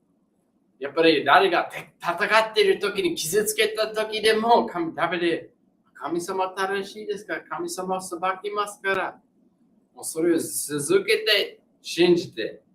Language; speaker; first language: Japanese; non-native, fluent; English